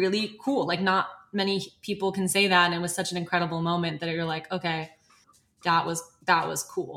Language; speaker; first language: English; native; English